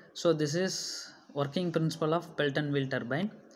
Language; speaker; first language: English; non-native, local second language; Tamil